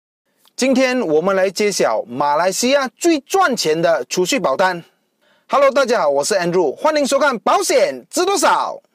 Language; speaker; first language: Chinese; native; Chinese